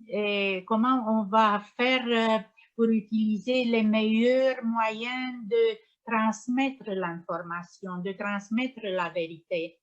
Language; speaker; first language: French; non-native, learner; Romanian